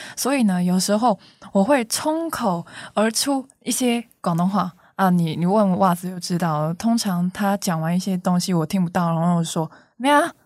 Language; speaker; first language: Chinese; non-native, local second language; Cantonese